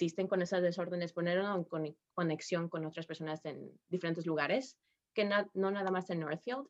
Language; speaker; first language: Spanish; early bilingual, heritage; Spanish